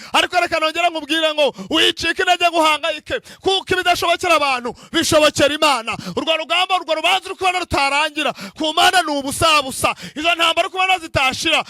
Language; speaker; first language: Kinyarwanda; native; Kinyarwanda